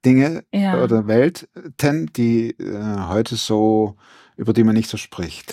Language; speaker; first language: German; native; German